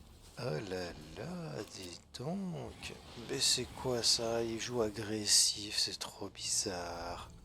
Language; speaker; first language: French; native; French